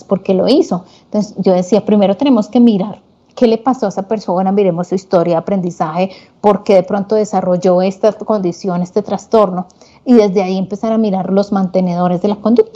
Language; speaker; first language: Spanish; native; Spanish